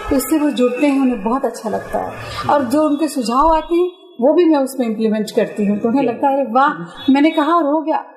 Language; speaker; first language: Hindi; native; Hindi